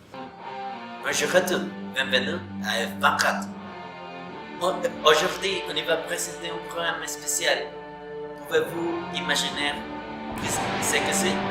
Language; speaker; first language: French; non-native, learner; Spanish